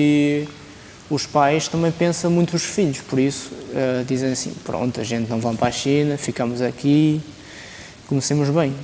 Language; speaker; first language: Portuguese; early bilingual, other home language; Chinese